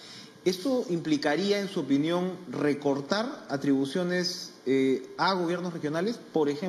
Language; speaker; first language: Spanish; native; Spanish